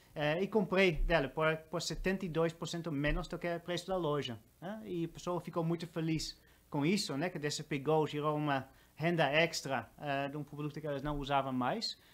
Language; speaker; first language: Portuguese; non-native, fluent; Dutch